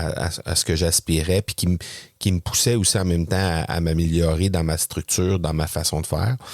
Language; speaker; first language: French; native; French